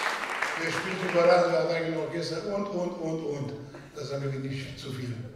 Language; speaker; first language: German; non-native, fluent; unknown